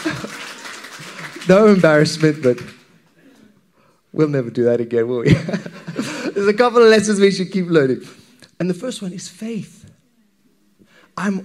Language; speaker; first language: English; native; English